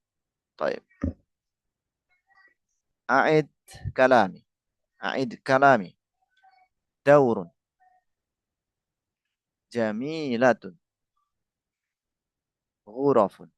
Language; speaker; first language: Arabic; non-native, fluent; Indonesian